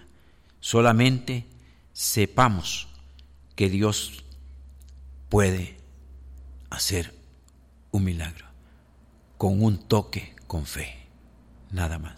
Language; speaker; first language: Spanish; native; Spanish